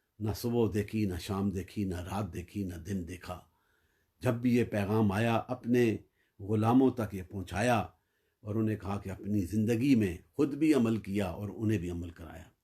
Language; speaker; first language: Urdu; native; Urdu